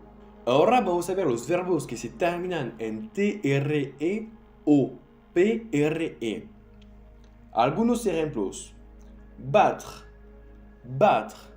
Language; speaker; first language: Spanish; non-native, fluent; French